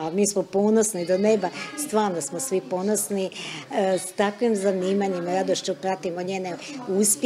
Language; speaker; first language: Croatian; native; Croatian